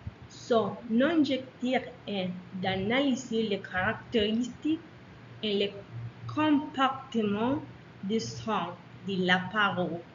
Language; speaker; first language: French; non-native, learner; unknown